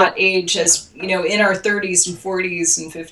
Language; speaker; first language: English; native; English